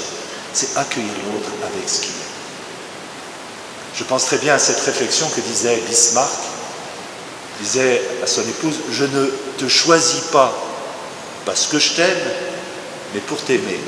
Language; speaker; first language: French; native; French